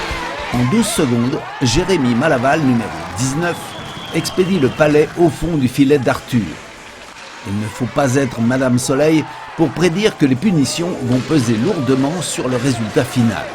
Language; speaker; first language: French; native; French